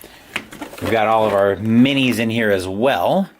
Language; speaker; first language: English; native; English